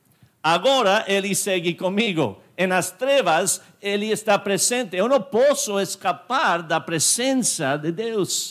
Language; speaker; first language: Portuguese; non-native, fluent; English